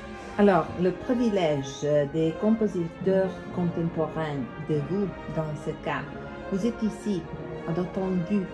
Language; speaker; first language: French; non-native, learner; Serbian